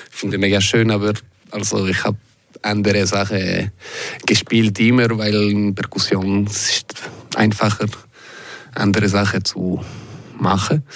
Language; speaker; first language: German; non-native, local second language; French